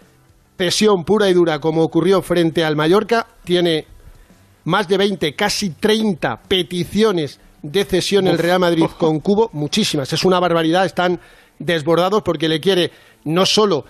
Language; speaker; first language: Spanish; native; Spanish